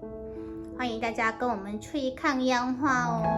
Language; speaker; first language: Chinese; non-native, learner; Vietnamese